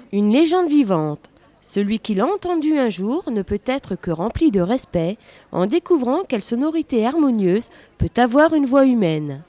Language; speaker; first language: French; native; French